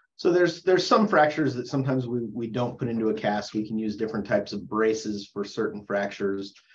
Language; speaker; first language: English; native; English